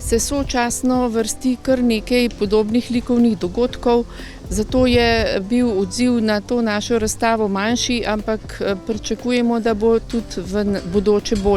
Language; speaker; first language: Slovenian; native; Slovenian